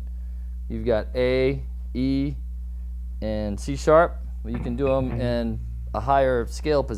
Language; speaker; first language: English; native; English